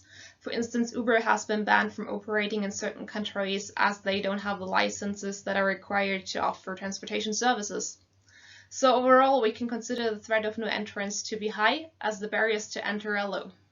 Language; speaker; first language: English; non-native, fluent; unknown